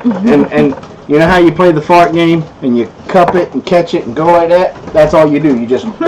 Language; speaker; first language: English; native; English